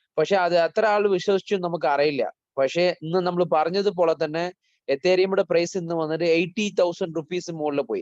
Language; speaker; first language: Malayalam; early bilingual, heritage; Malayalam